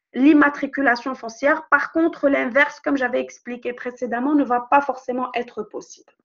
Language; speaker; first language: French; non-native, local second language; Arabic